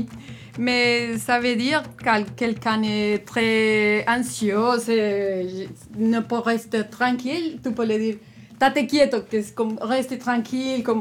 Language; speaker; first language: French; non-native, learner; Spanish